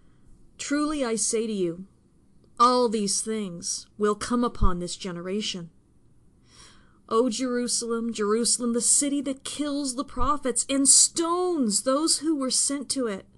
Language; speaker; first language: English; native; English